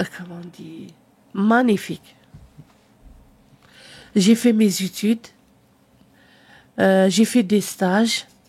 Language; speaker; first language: French; non-native, learner; Arabic